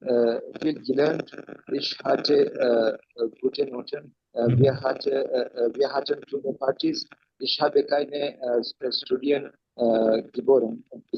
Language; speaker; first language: German; non-native, learner; Urdu